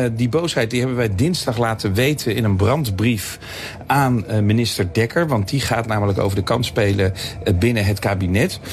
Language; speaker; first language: Dutch; native; Dutch